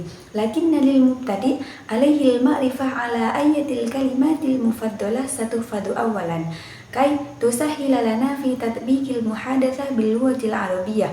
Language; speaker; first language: Arabic; non-native, learner; Indonesian